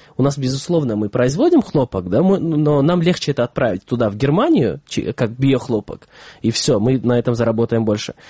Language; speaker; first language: Russian; non-native, local second language; Kyrgyz